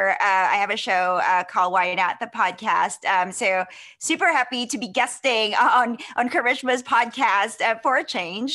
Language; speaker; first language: English; non-native, local second language; Filipino